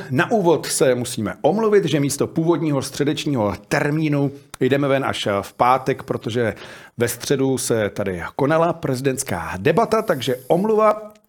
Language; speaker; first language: Czech; native; Czech